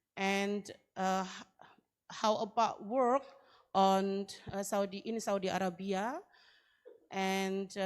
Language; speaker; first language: English; non-native, learner; Indonesian